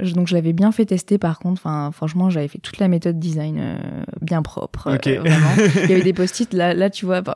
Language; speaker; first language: French; native; French